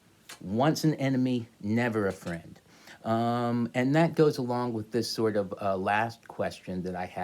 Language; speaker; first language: English; native; English